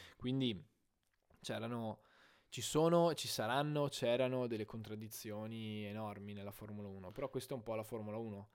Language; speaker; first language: Italian; native; Italian